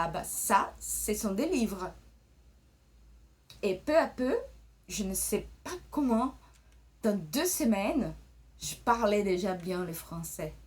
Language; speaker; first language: French; early bilingual, other home language; Portuguese